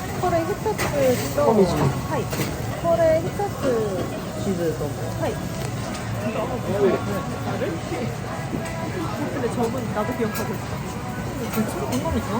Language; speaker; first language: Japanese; non-native, learner; Korean